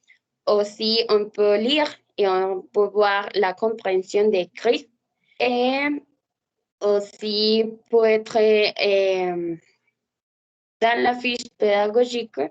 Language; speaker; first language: French; non-native, learner; Spanish